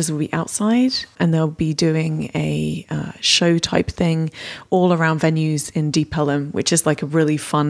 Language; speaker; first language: English; native; English